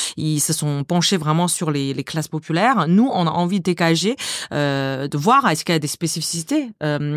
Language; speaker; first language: French; non-native, fluent; Chinese